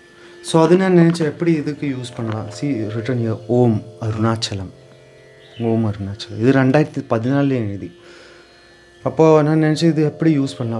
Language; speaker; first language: Tamil; non-native, learner; Malayalam